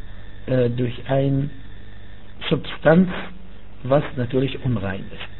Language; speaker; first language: German; non-native, fluent; Arabic